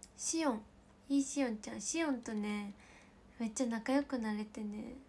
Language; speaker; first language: Japanese; native; Japanese